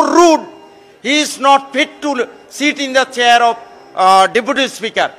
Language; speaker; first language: English; non-native, local second language; Assamese